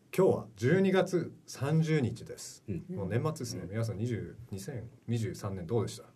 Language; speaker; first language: Japanese; early bilingual, heritage; Japanese